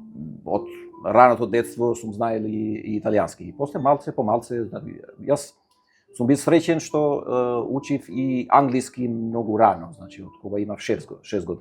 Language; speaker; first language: Macedonian; non-native, fluent; Albanian